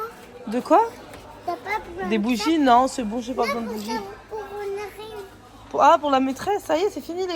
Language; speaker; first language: French; native; French